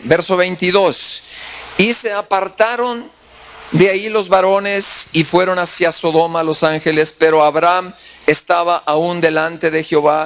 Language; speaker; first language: Spanish; native; Spanish